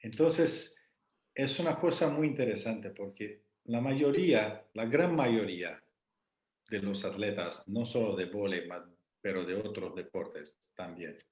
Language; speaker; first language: Spanish; non-native, fluent; Portuguese